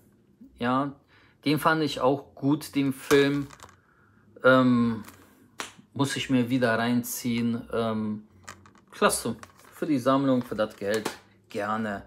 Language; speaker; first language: German; native; German